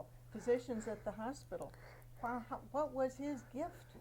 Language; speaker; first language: English; native; English